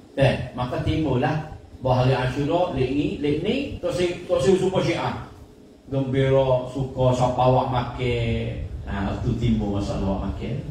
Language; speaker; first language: Malay; native; Malay